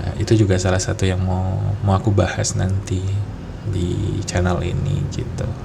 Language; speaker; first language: Indonesian; non-native, local second language; Malay